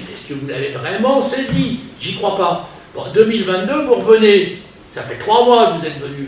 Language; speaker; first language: French; native; French